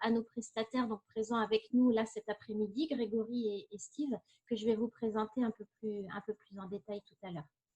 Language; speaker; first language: French; native; French